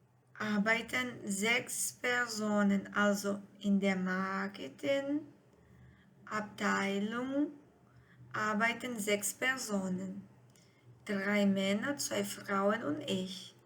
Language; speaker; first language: German; non-native, fluent; Portuguese